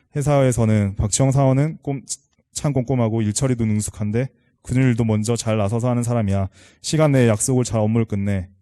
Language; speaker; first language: Korean; native; Korean